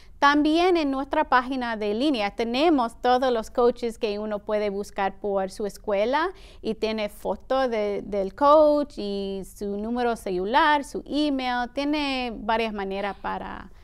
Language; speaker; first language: Spanish; early bilingual, heritage; Spanish